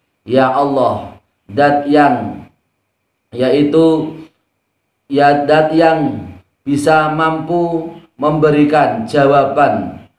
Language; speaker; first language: Indonesian; non-native, local second language; Javanese